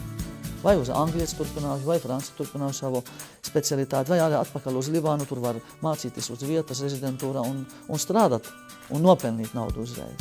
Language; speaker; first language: Latvian; non-native, fluent; Arabic